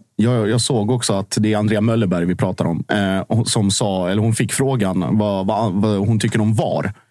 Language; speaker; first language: Swedish; native; Swedish